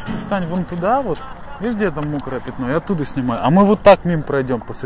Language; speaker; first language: Russian; native; Russian